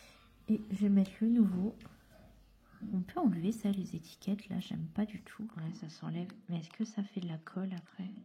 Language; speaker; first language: French; native; French